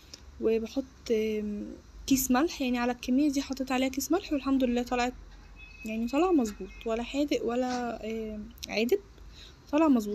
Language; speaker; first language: Arabic; native; Arabic